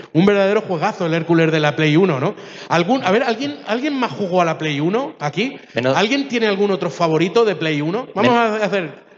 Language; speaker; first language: Spanish; early bilingual, other home language; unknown